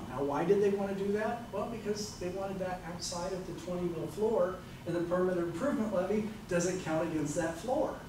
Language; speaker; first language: English; native; English